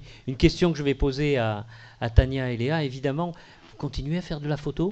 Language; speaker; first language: French; native; French